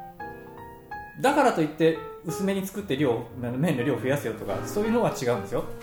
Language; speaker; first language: Japanese; native; Japanese